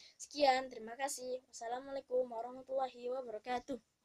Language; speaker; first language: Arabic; non-native, learner; Indonesian